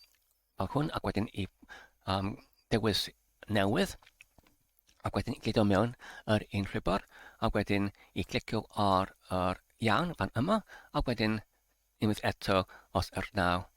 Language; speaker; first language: Welsh; non-native, learner; English